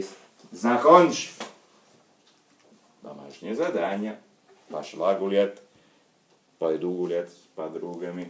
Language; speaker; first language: Russian; non-native, fluent; Italian